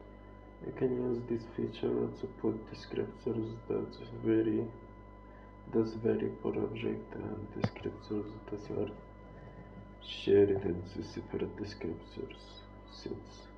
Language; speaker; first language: English; non-native, fluent; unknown